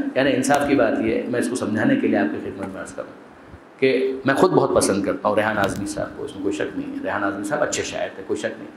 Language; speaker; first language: Urdu; non-native, local second language; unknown